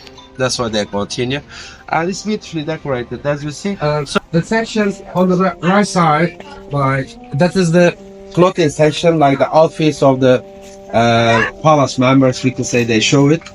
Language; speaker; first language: English; non-native, fluent; Turkish